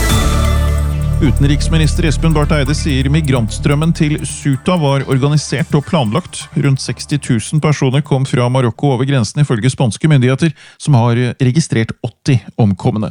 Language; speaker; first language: Norwegian; native; Norwegian